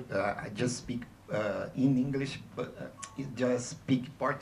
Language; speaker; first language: English; non-native, learner; Portuguese